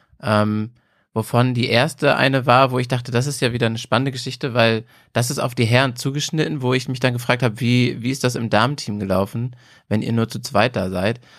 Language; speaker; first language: German; native; German